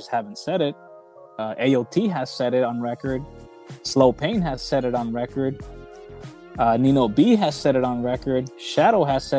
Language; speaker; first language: English; early bilingual, other home language; Spanish